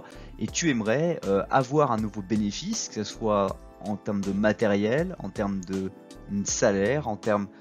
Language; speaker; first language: French; native; French